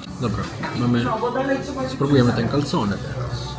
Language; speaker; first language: Polish; non-native, learner; Italian